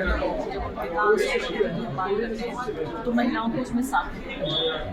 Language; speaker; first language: Hindi; native; Hindi